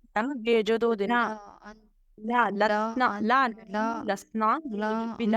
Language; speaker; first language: Arabic; non-native, learner; Urdu